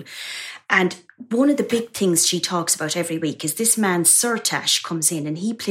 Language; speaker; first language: English; native; English